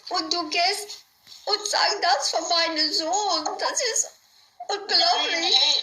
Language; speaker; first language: German; non-native, learner; Dutch